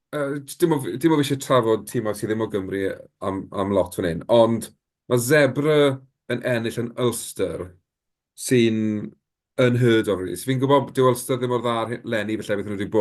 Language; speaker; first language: Welsh; native; Welsh